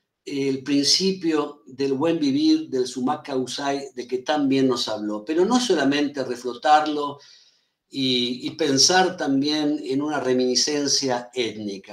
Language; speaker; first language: Spanish; native; Spanish